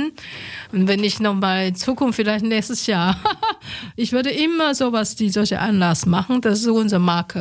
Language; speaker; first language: German; non-native, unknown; Chinese